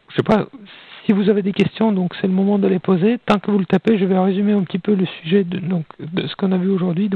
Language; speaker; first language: French; non-native, fluent; Russian